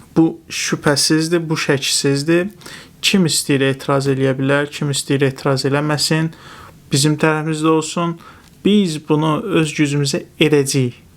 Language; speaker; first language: Azerbaijani; non-native, local second language; Talysh